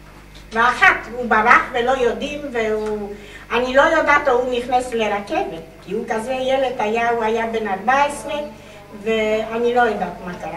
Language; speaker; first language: Hebrew; non-native, fluent; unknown